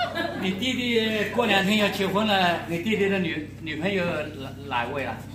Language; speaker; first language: Chinese; native; Chinese